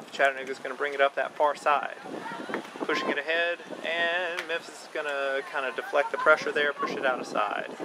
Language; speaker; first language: English; native; English